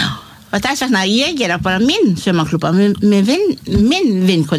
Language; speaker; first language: Icelandic; non-native, learner; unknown